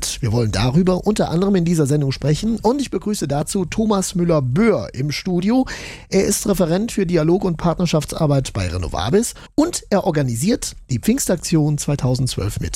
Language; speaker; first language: German; native; German